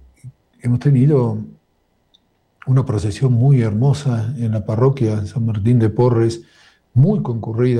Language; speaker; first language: Spanish; native; Spanish